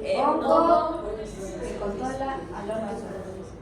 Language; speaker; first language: Spanish; native; Spanish